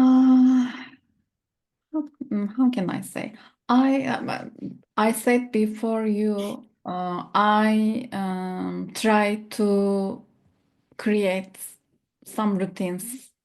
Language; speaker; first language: English; non-native, learner; Turkish